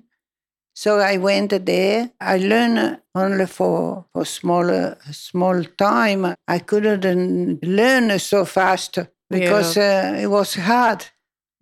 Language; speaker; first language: English; non-native, learner; Italian